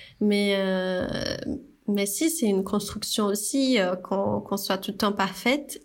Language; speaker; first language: French; non-native, fluent; Portuguese